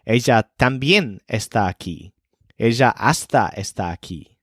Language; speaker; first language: Spanish; non-native, fluent; English